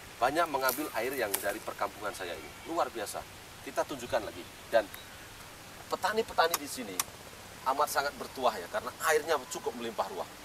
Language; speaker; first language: Indonesian; non-native, local second language; Javanese